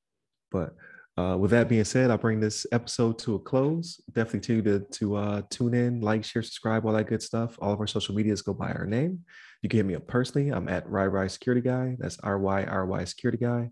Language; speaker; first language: English; native; English